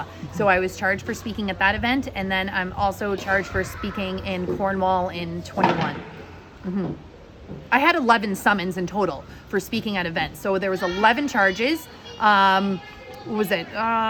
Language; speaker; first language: English; native; English